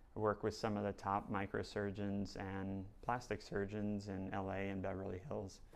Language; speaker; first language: English; native; English